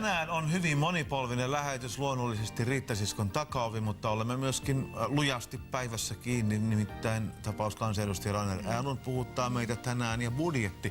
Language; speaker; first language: Finnish; native; Finnish